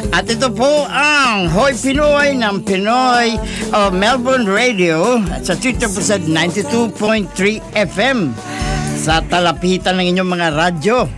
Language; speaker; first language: Filipino; non-native, local second language; Bikol